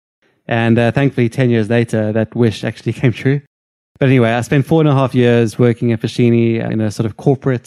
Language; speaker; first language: English; native; English